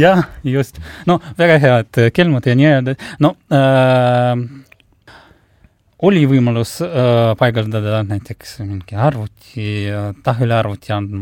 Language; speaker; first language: Estonian; non-native, local second language; Russian